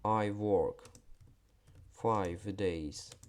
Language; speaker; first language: English; non-native, fluent; Ukrainian